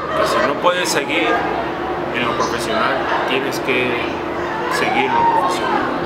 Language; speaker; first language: Spanish; early bilingual, heritage; Spanish